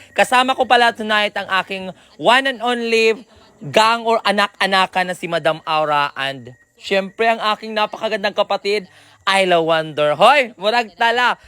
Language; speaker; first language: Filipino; non-native, local second language; Cebuano